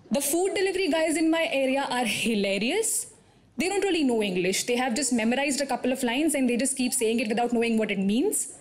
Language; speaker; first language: English; non-native, local second language; Hindi